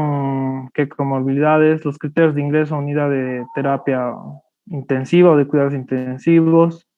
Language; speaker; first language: Spanish; native; Spanish